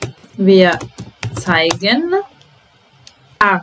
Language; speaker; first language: German; non-native, fluent; Italian